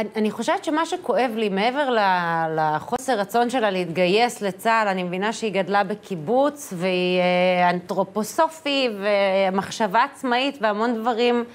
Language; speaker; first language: Hebrew; native; Hebrew